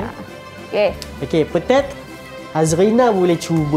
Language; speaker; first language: French; non-native, learner; Malay